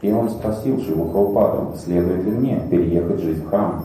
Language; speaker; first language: Russian; native; Russian